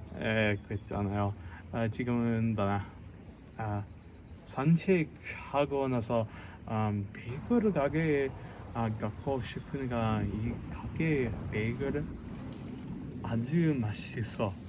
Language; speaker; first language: Korean; non-native, learner; English